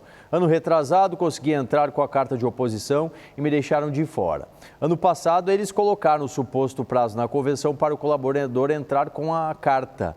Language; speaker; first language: Portuguese; native; Portuguese